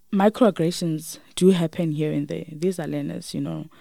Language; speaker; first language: English; non-native, local second language; Northern Sotho